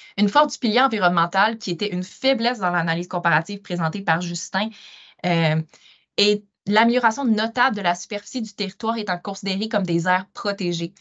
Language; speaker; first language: French; native; French